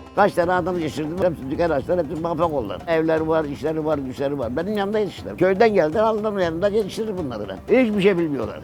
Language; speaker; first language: Turkish; native; Turkish